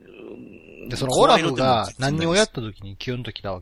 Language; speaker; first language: Japanese; native; Japanese